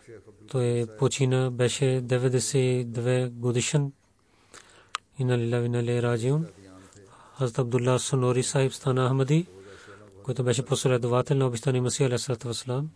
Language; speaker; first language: Bulgarian; non-native, learner; Urdu